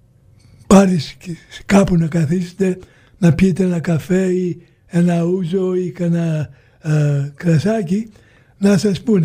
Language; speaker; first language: Greek; early bilingual, heritage; Greek